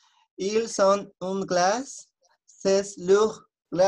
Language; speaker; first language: French; non-native, learner; Spanish